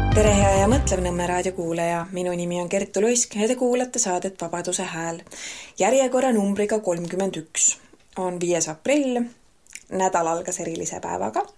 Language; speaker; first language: Estonian; native; Estonian